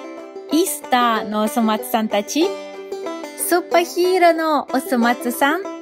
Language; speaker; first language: Japanese; non-native, fluent; Russian